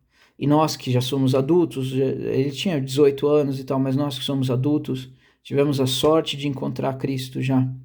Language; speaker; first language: Portuguese; native; Portuguese